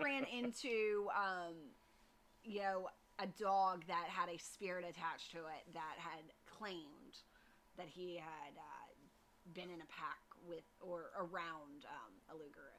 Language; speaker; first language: English; native; English